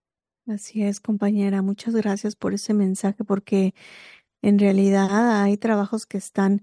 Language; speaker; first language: Spanish; native; Spanish